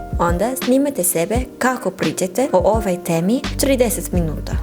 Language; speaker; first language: Serbian; non-native, learner; English